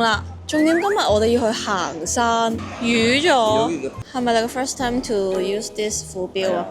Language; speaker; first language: Cantonese; native; Cantonese